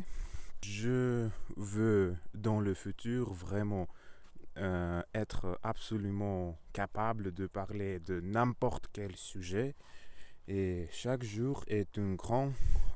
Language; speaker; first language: French; non-native, learner; Russian